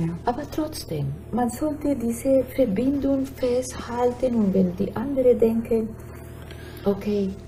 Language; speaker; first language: German; non-native, fluent; Spanish